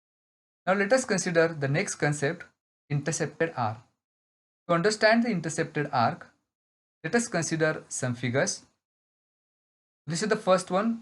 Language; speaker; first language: English; non-native, local second language; Marathi